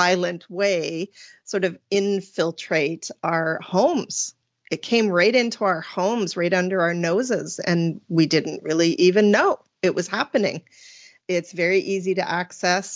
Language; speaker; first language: English; native; English